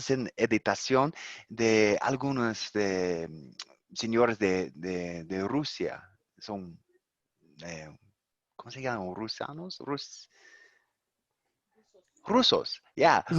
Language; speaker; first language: Spanish; non-native, learner; English